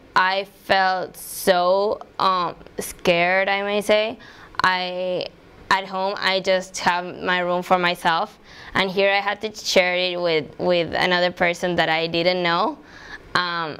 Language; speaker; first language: English; non-native, fluent; Spanish